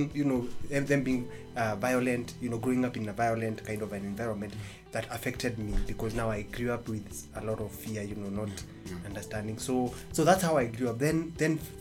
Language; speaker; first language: English; non-native, local second language; Embu